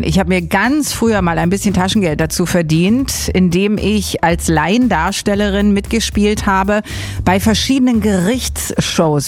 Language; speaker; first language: German; native; German